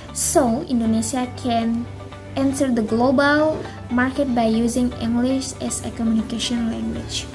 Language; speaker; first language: English; non-native, learner; Indonesian